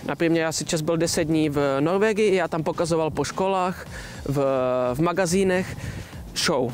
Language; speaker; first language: Russian; non-native, learner; Czech